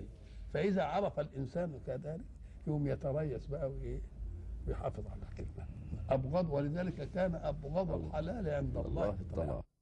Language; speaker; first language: Arabic; native; Arabic